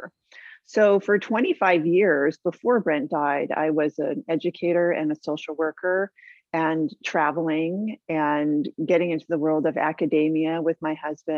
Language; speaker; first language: English; native; English